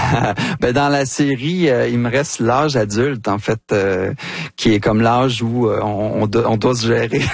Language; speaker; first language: French; native; French